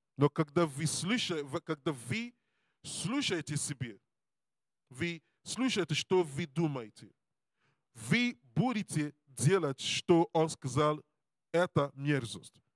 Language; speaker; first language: Russian; non-native, learner; English